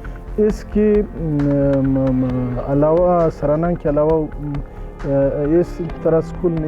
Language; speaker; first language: Hindi; non-native, learner; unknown